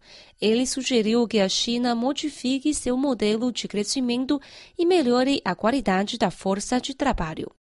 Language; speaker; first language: Portuguese; non-native, fluent; Chinese